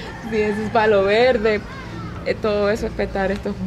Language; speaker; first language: Spanish; native; Spanish